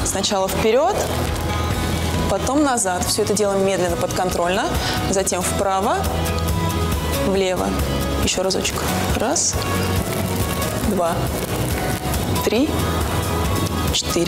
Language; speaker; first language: Russian; native; Russian